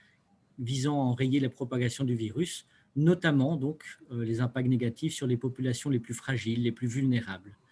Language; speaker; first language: French; native; French